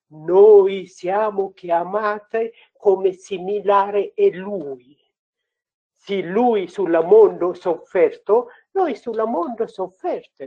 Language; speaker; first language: Italian; non-native, learner; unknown